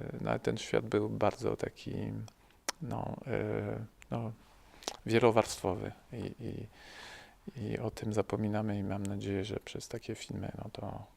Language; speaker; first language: Polish; early bilingual, heritage; French